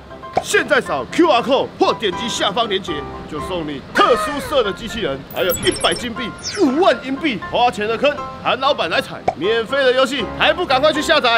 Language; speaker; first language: Chinese; native; Chinese